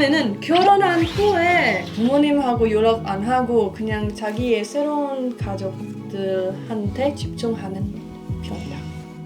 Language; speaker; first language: Korean; non-native, learner; Indonesian